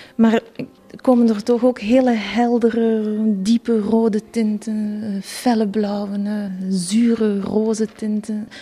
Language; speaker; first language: Dutch; non-native, local second language; French